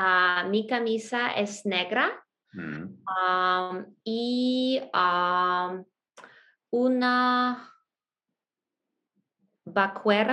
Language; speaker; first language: Spanish; non-native, learner; Russian